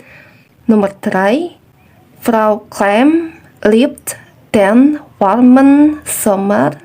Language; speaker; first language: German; non-native, fluent; Indonesian